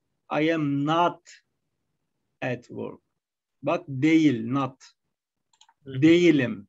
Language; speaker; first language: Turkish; non-native, fluent; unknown